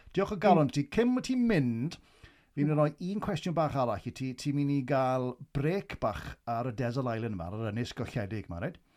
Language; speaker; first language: Welsh; native; Welsh